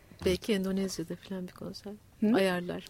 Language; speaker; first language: Turkish; native; Turkish